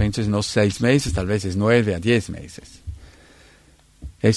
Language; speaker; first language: Spanish; non-native, fluent; Italian